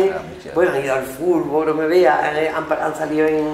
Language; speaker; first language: Spanish; native; Spanish